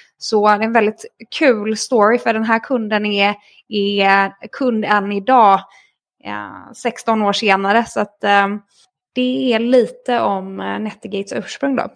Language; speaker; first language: Swedish; native; Swedish